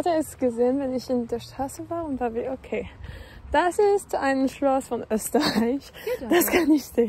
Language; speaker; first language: German; non-native, learner; French